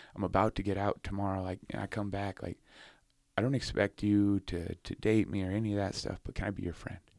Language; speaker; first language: English; native; English